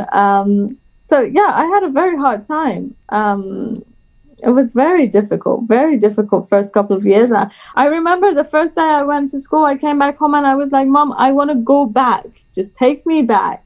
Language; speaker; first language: English; early bilingual, other home language; Persian